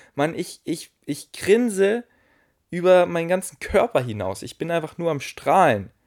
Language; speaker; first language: German; native; German